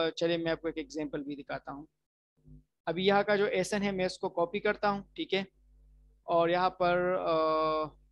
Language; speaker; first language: Urdu; non-native, local second language; Punjabi